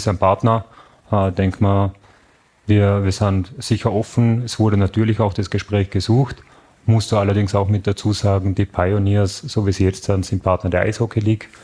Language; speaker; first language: German; native; German